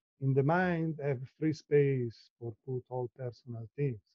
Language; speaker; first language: English; non-native, learner; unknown